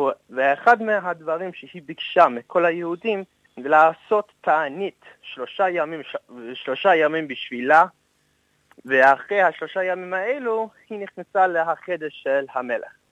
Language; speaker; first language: Hebrew; non-native, fluent; English